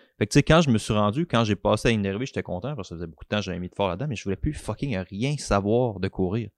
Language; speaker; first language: French; native; French